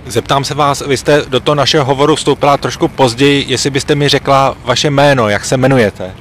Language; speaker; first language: Czech; native; Czech